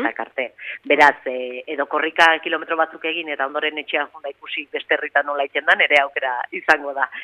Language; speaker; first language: Basque; native; Basque